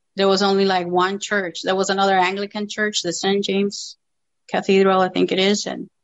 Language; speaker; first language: English; non-native, fluent; Spanish